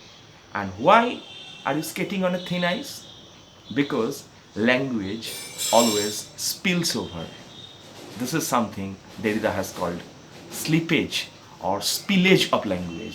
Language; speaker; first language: English; non-native, local second language; Bangla